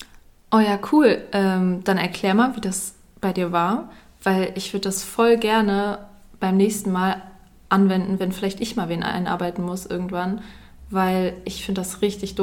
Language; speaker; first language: German; native; German